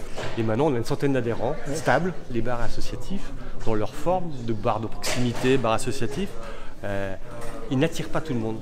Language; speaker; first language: French; native; French